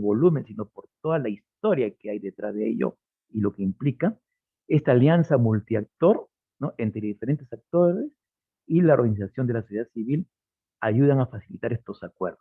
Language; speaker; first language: Spanish; native; Spanish